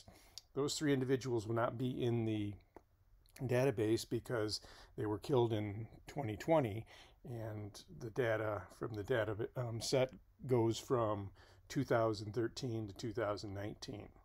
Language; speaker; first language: English; native; English